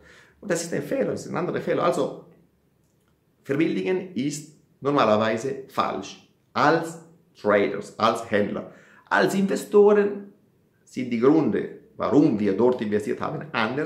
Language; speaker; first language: German; non-native, fluent; Italian